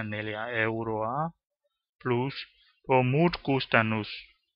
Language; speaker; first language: Finnish; non-native, learner; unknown